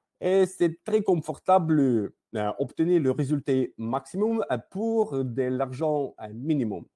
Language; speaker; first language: French; non-native, learner; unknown